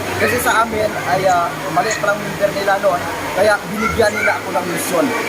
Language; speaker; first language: Filipino; non-native, local second language; Cebuano